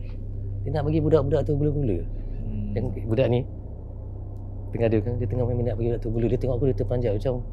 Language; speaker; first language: Malay; native; Malay